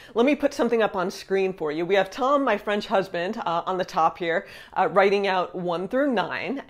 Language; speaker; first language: English; native; English